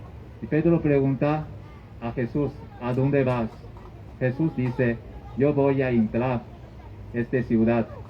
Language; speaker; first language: Spanish; non-native, learner; Chinese